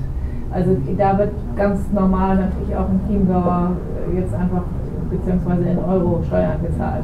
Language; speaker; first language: German; native; German